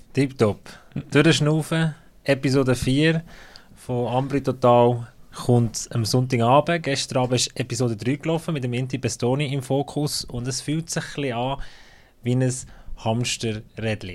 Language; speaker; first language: German; native; German